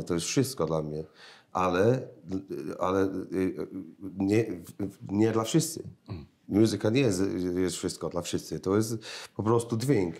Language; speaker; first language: Polish; non-native, learner; English